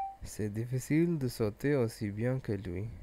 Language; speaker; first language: French; non-native, learner; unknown